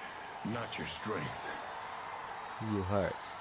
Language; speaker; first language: English; non-native, fluent; Indonesian